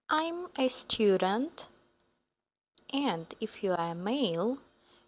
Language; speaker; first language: English; non-native, fluent; Russian